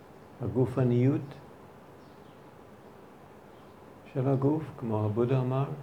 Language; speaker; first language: Hebrew; non-native, fluent; English